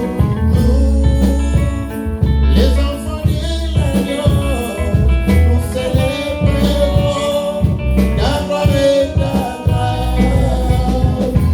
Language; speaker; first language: French; non-native, local second language; Lingala